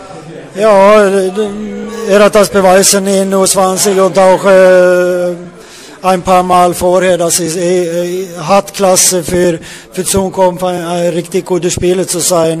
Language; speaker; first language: German; non-native, fluent; Swedish